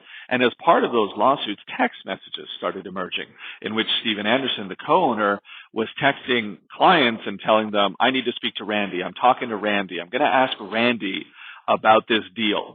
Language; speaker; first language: English; native; English